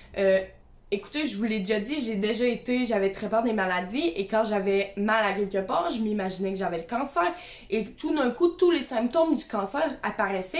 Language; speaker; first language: French; native; French